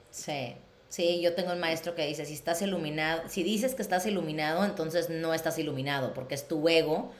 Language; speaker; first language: Spanish; native; Spanish